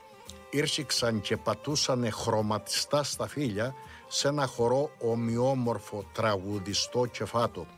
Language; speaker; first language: Greek; native; Greek